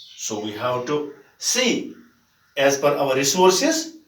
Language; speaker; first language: English; non-native, local second language; Kashmiri